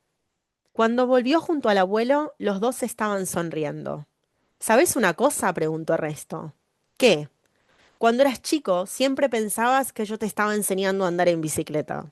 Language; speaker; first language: Spanish; native; Spanish